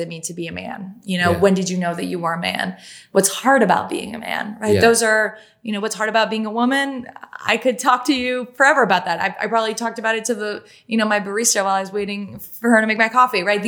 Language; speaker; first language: English; non-native, fluent; French